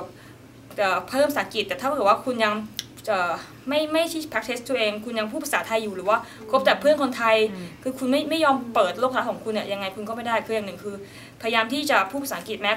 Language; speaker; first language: Thai; native; Thai